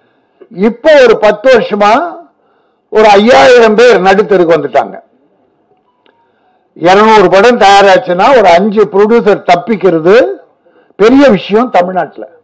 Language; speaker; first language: Tamil; native; Tamil